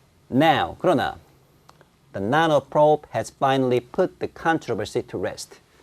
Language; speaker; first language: English; non-native, fluent; Korean